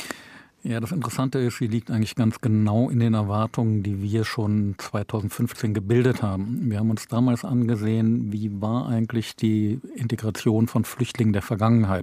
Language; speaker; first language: German; native; German